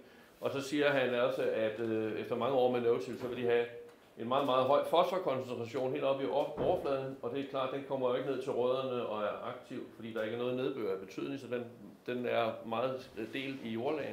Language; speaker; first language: Danish; native; Danish